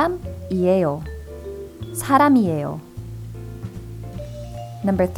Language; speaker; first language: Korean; non-native, fluent; English